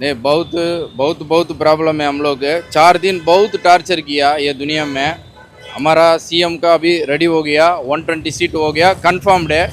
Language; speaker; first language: Hindi; non-native, local second language; Tamil